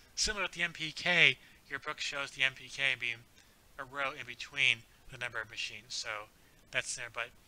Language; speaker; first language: English; native; English